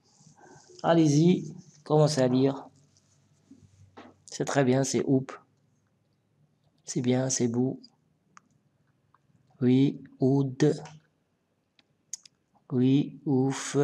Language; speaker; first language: French; non-native, local second language; Arabic